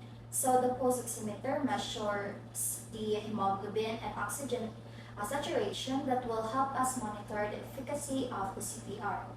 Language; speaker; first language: English; non-native, local second language; Filipino